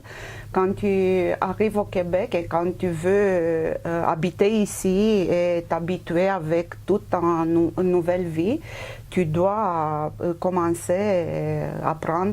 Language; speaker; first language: French; non-native, fluent; Romanian